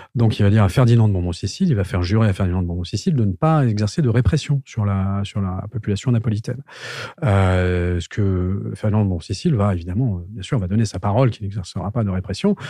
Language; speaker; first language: French; native; French